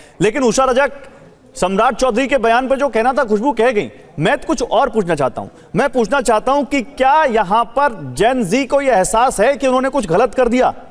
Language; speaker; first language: Hindi; native; Hindi